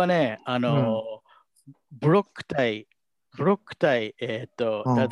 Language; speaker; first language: Japanese; native; Japanese